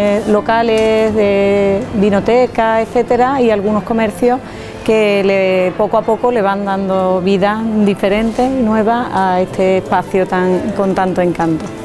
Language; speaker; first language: Spanish; native; Spanish